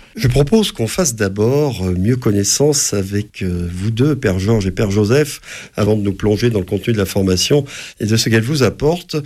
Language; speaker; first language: French; native; French